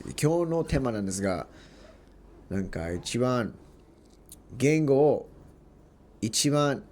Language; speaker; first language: Japanese; non-native, learner; English